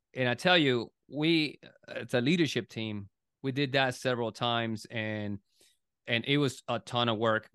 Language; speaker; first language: English; non-native, fluent; Spanish